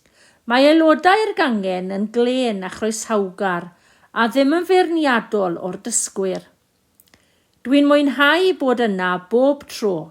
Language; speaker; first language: Welsh; non-native, local second language; English